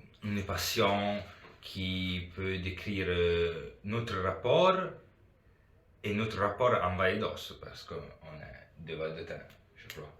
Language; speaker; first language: French; non-native, local second language; Italian